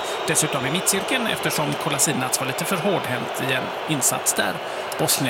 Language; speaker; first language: Swedish; native; Swedish